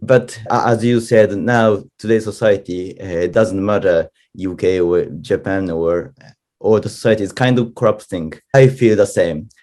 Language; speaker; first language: English; non-native, learner; Japanese